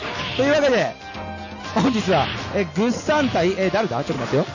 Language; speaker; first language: Japanese; native; Japanese